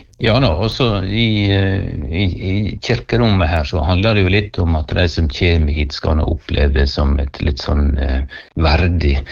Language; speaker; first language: Norwegian; native; Norwegian